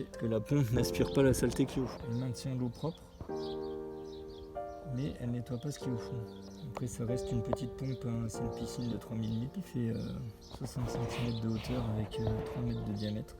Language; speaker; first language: French; native; French